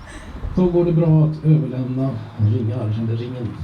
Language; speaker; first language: Swedish; native; Swedish